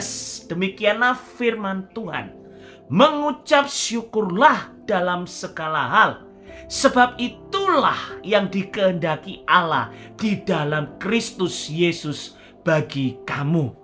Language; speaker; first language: Indonesian; native; Indonesian